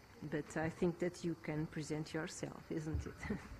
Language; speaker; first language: English; non-native, fluent; Portuguese